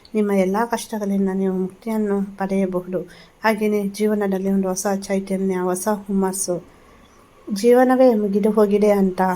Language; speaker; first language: Kannada; native; Kannada